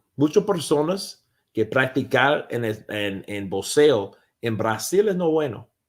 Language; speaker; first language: Spanish; non-native, learner; English